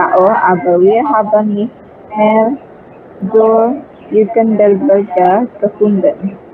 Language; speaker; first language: German; non-native, learner; Indonesian